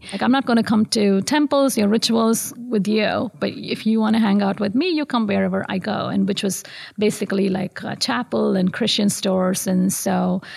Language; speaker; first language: English; non-native, local second language; Tamil